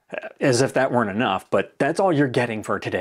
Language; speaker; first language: English; native; English